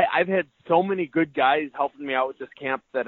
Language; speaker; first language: English; native; English